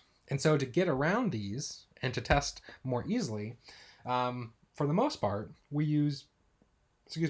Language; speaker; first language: English; native; English